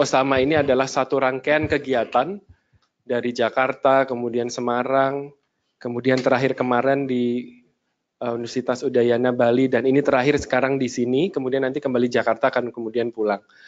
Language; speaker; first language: Indonesian; native; Indonesian